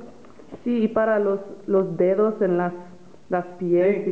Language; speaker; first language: Spanish; non-native, learner; English